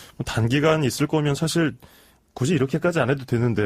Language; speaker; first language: Korean; native; Korean